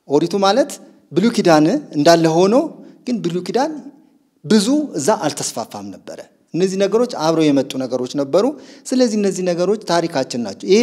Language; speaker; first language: Amharic; non-native, local second language; Sebat Bet Gurage